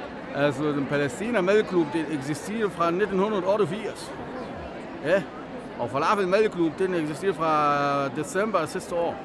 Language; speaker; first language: Danish; non-native, fluent; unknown